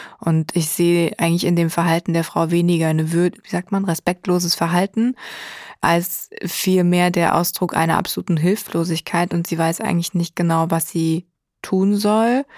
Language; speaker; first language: German; native; German